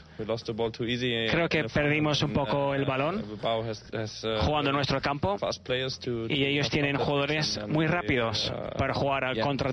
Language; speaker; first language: Spanish; non-native, fluent; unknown